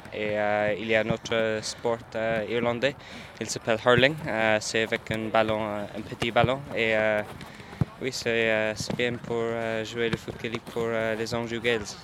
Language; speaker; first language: French; non-native, learner; English